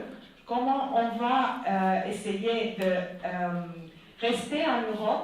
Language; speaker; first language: French; non-native, fluent; Spanish